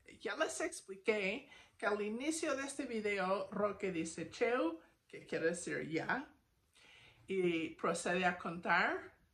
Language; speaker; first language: Spanish; non-native, fluent; English